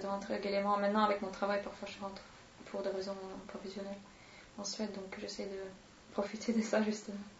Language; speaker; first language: French; non-native, fluent; Swedish